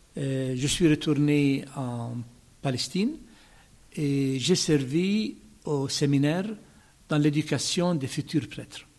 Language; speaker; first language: French; non-native, fluent; Arabic